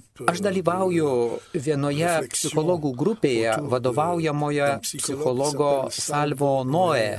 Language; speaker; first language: Lithuanian; non-native, fluent; Italian